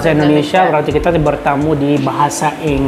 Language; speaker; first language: Indonesian; non-native, learner; Arabic